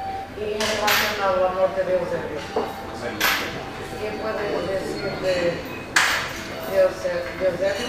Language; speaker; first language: Spanish; non-native, learner; Portuguese